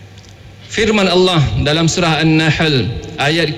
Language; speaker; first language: Malay; native; Malay